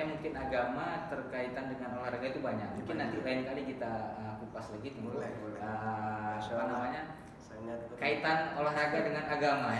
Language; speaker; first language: Indonesian; native; Indonesian